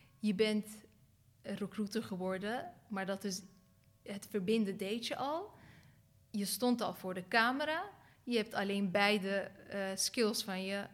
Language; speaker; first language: Dutch; early bilingual, other home language; Turkish